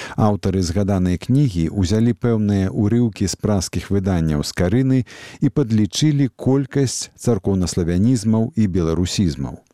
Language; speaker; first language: Belarusian; native; Belarusian